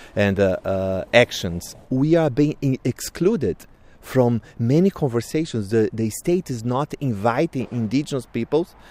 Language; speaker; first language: English; non-native, fluent; Portuguese